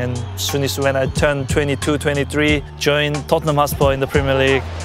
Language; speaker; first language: English; non-native, fluent; Korean